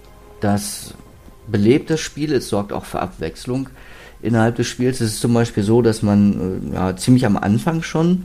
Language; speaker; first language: German; native; German